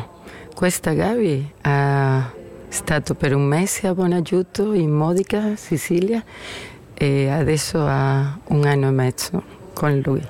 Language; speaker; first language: Italian; non-native, learner; Spanish